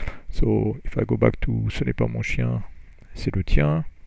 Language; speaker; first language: French; native; French